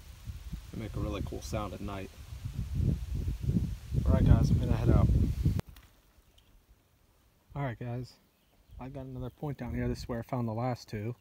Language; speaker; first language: English; native; English